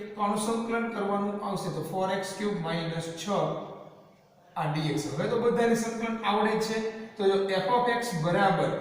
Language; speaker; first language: Gujarati; non-native, local second language; Rathawi